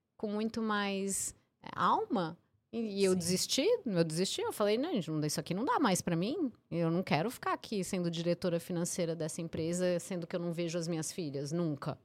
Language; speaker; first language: Portuguese; early bilingual, heritage; English